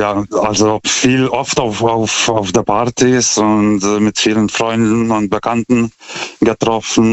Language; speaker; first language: German; non-native, fluent; Lithuanian